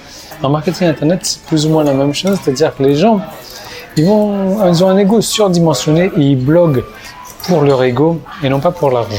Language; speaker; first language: French; native; French